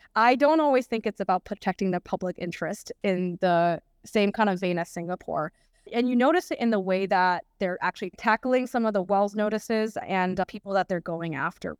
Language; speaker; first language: English; native; English